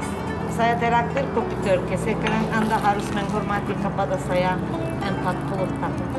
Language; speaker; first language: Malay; non-native, fluent; Turkish